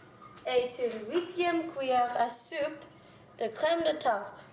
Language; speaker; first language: French; non-native, learner; English